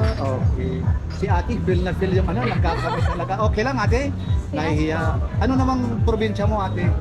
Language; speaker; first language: Filipino; non-native, local second language; Waray